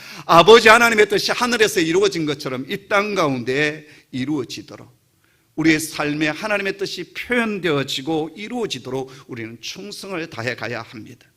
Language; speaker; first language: Korean; native; Korean